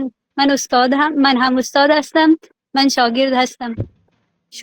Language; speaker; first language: Persian; non-native, learner; Urdu